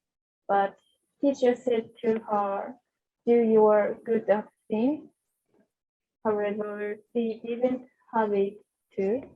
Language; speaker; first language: English; non-native, learner; Japanese